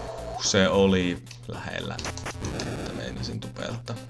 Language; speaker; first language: Finnish; native; Finnish